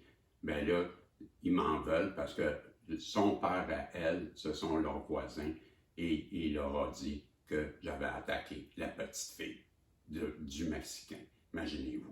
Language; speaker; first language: French; native; French